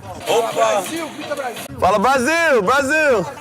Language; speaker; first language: Portuguese; non-native, learner; English